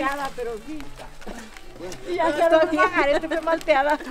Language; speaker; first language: Spanish; native; Spanish